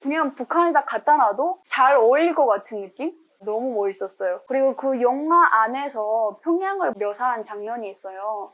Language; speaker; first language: Korean; native; Korean